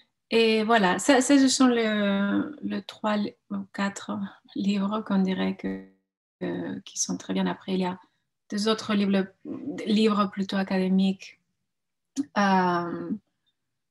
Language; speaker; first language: French; non-native, fluent; Spanish